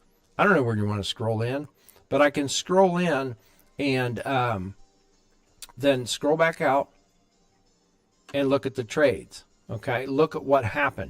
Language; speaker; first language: English; native; English